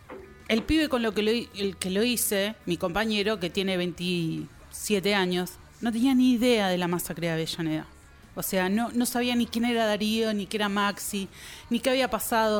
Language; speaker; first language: Spanish; native; Spanish